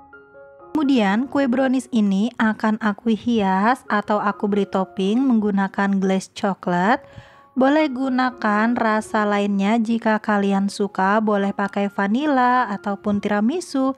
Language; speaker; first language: Indonesian; native; Indonesian